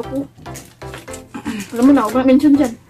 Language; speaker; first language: Filipino; non-native, local second language; Cebuano